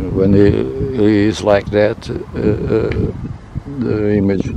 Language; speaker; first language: English; non-native, fluent; Portuguese